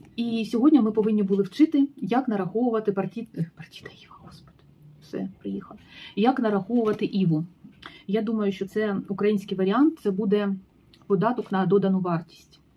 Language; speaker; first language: Ukrainian; native; Ukrainian